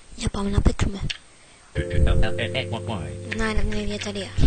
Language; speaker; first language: Greek; native; Greek